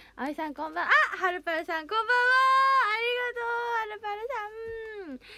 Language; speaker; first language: Japanese; native; Japanese